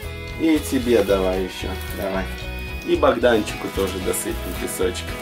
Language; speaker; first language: Russian; native; Russian